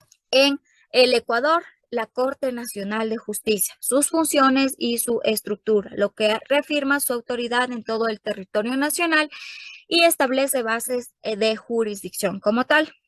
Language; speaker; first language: Spanish; native; Spanish